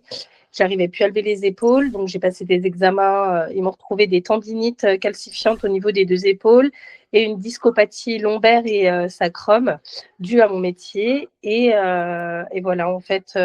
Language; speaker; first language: French; native; French